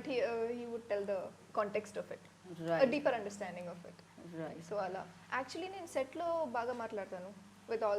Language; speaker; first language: Telugu; non-native, learner; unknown